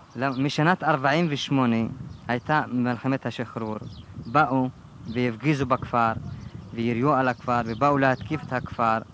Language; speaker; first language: Hebrew; non-native, local second language; Arabic